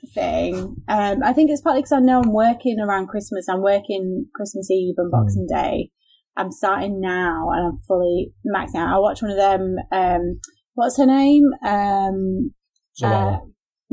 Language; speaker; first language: English; native; English